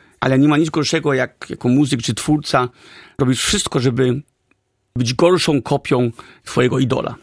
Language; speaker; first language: Polish; early bilingual, heritage; Polish